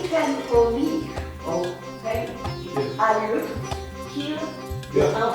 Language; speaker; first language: English; non-native, learner; French